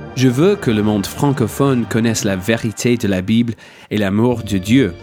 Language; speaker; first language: French; non-native, fluent; English